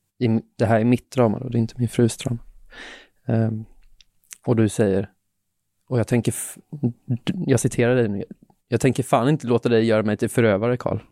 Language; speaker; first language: Swedish; native; Swedish